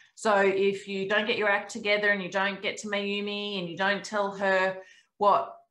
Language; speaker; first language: English; native; English